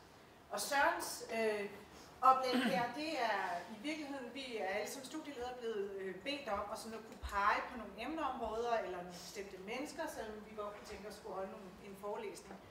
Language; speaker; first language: Danish; native; Danish